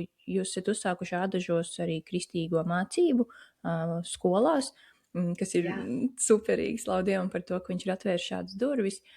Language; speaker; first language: Latvian; native; Latvian